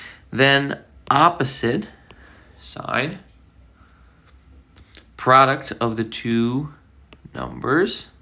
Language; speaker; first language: English; native; English